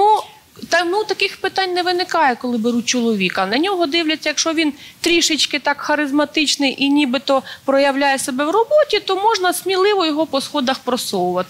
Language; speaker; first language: Ukrainian; native; Ukrainian